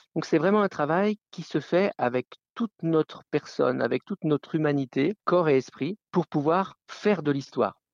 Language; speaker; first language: French; native; French